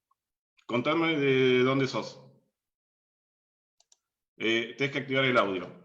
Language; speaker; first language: Spanish; native; Spanish